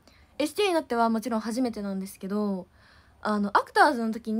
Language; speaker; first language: Japanese; native; Japanese